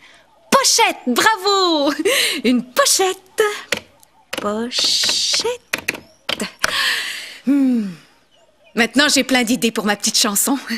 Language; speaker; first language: French; native; French